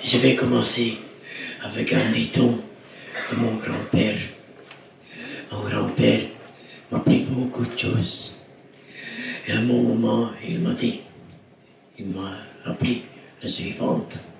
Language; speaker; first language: French; non-native, fluent; Dutch